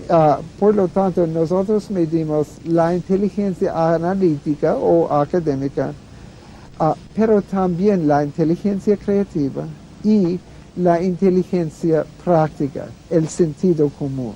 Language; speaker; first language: Spanish; non-native, fluent; English